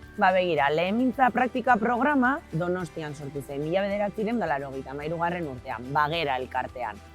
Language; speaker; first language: Basque; native; Basque